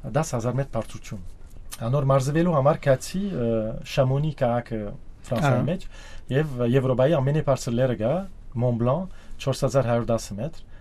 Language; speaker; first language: Armenian; early bilingual, heritage; Armenian